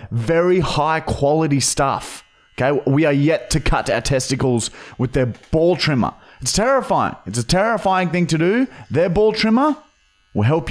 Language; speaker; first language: English; early bilingual, other home language; German